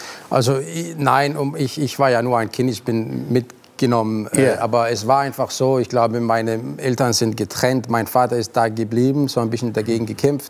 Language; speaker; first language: German; non-native, fluent; Arabic